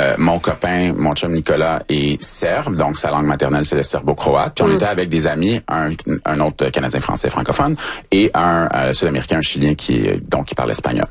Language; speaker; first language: French; native; French